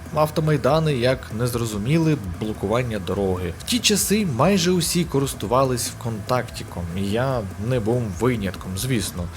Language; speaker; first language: Ukrainian; early bilingual, other home language; Russian